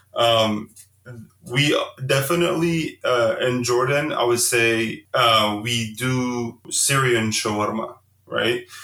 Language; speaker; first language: English; early bilingual, heritage; Arabic